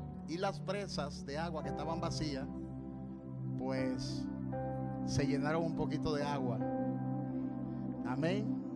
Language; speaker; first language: Spanish; native; Spanish